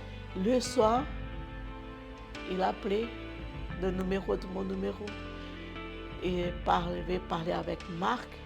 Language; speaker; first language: French; non-native, learner; Portuguese